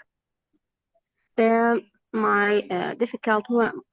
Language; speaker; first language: English; non-native, learner; Arabic